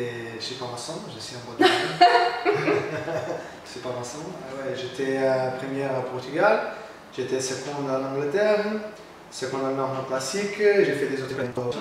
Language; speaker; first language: French; non-native, learner; Portuguese